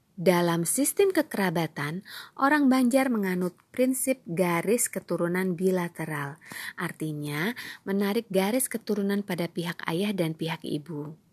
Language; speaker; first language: Indonesian; native; Indonesian